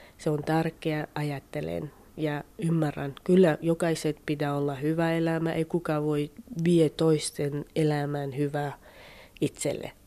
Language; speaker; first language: Finnish; non-native, learner; Central Kurdish